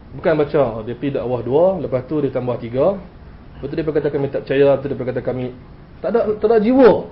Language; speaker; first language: Malay; native; Malay